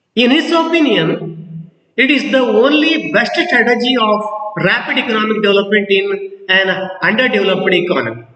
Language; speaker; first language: English; non-native, local second language; Kannada